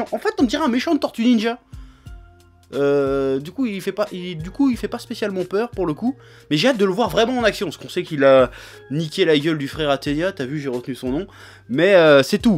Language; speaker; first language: French; native; French